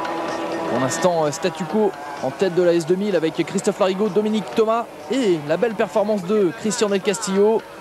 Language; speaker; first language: French; native; French